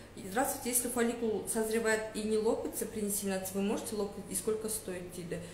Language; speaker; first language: Russian; non-native, local second language; Kazakh